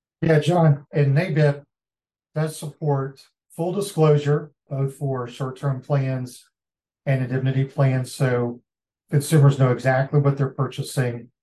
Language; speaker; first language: English; native; English